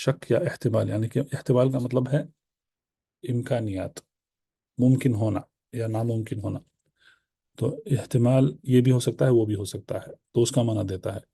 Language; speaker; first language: Urdu; native; Urdu